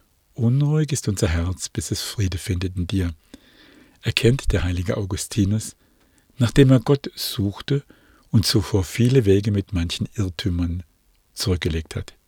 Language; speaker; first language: German; native; German